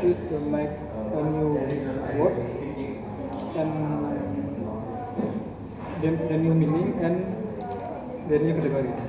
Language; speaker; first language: English; non-native, learner; Indonesian